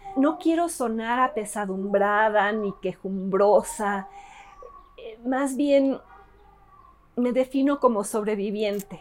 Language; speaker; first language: Spanish; early bilingual, other home language; English